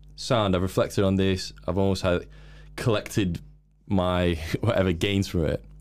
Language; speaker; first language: English; native; English